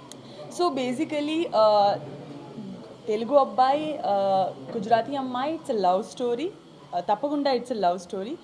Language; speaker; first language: Telugu; non-native, learner; Gujarati